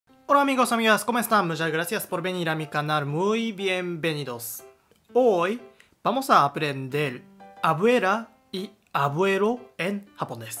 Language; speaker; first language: Spanish; non-native, learner; Japanese